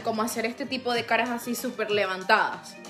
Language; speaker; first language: Spanish; native; Spanish